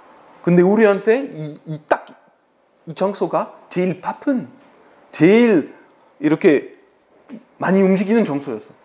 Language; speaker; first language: Korean; non-native, fluent; French